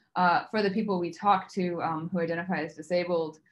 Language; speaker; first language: English; native; English